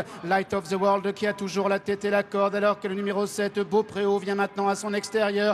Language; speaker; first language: French; native; French